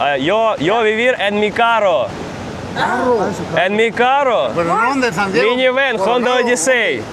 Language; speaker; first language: Spanish; non-native, learner; Ukrainian